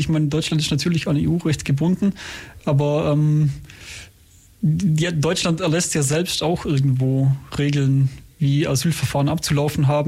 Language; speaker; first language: German; native; German